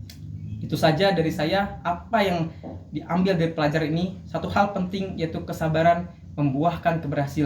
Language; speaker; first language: Indonesian; native; Indonesian